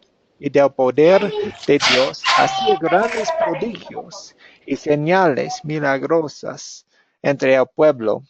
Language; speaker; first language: Spanish; non-native, fluent; English